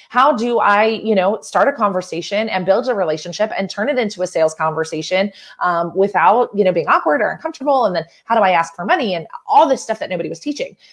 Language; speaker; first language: English; native; English